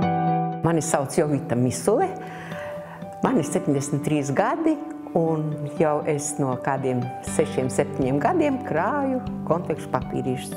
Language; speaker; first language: Latvian; native; Latvian